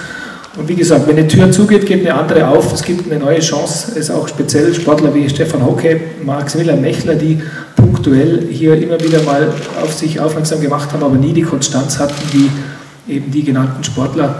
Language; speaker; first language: German; native; German